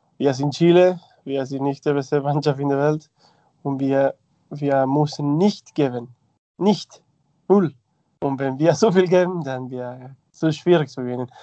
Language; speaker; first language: German; non-native, fluent; Spanish